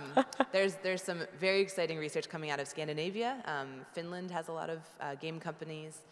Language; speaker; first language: English; native; English